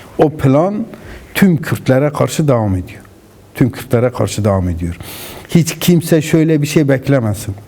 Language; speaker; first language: Turkish; non-native, local second language; Kurdish